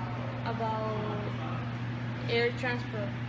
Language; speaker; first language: English; non-native, learner; Spanish